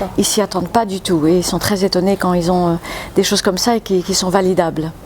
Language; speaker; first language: French; early bilingual, other home language; English